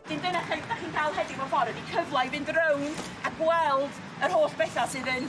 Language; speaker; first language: Welsh; native; Welsh